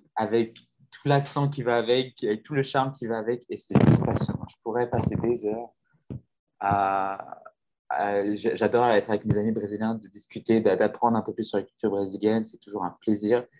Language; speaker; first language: French; native; French